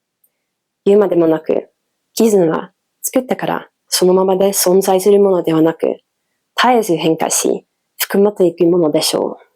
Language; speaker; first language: Japanese; non-native, fluent; Dutch